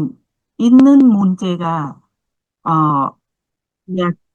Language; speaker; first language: Korean; non-native, learner; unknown